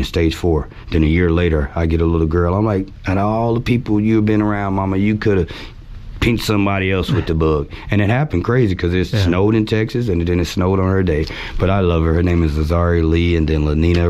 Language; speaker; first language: English; native; English